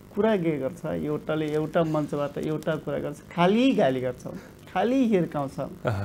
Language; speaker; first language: Nepali; non-native, local second language; Rana Tharu